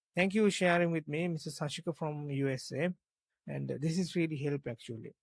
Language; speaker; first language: English; non-native, local second language; Sinhala